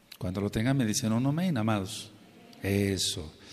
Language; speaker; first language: Spanish; native; Spanish